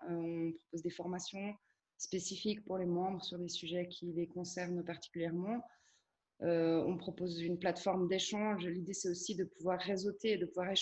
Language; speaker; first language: French; native; French